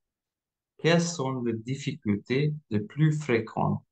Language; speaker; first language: French; non-native, fluent; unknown